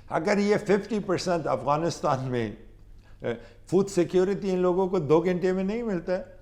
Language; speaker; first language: Urdu; non-native, fluent; Pashto